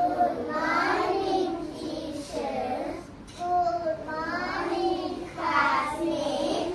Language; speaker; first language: English; non-native, learner; Thai